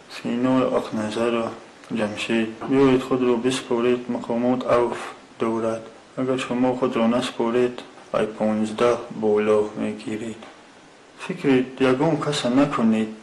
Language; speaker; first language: Tajik; non-native, local second language; Shughni